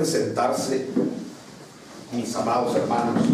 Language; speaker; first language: Spanish; native; Spanish